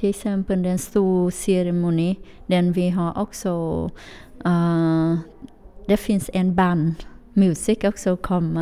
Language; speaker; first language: Swedish; non-native, learner; Vietnamese